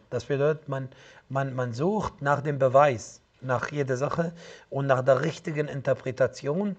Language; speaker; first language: German; non-native, fluent; Arabic